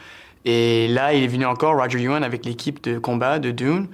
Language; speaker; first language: French; early bilingual, heritage; English